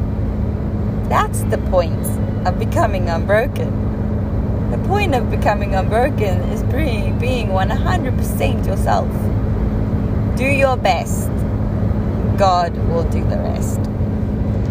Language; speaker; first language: English; non-native, local second language; Afrikaans